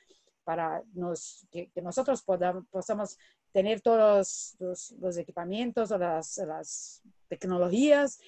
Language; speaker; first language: Spanish; non-native, fluent; Portuguese